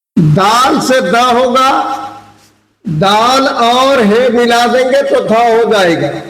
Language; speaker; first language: Hindi; native; Hindi